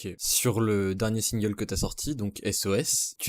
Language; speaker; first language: French; native; French